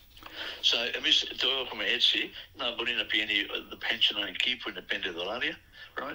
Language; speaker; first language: Greek; early bilingual, heritage; Greek